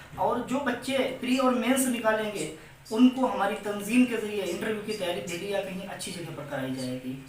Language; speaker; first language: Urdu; native; Urdu